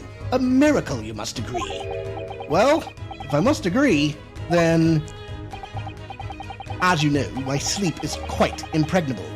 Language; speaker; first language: English; native; English